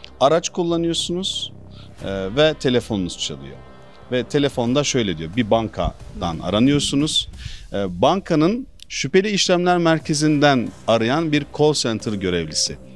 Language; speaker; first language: Turkish; native; Turkish